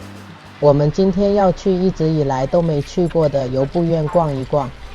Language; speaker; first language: Chinese; native; Chinese